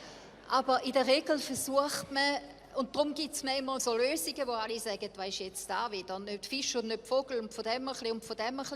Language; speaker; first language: German; native; German